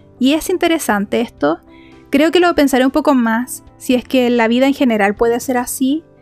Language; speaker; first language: Spanish; native; Spanish